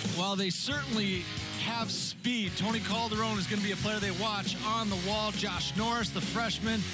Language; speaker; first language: English; native; English